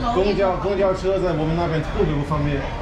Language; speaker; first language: Chinese; non-native, fluent; English